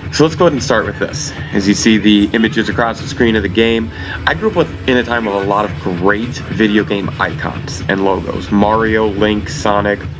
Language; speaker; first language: English; native; English